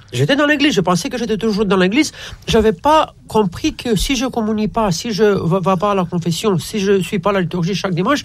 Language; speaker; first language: French; non-native, fluent; Romanian